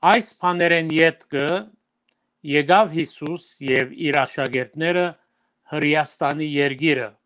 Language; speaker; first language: Armenian; early bilingual, heritage; Armenian